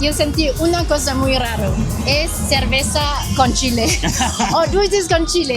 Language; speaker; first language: Spanish; non-native, learner; Chinese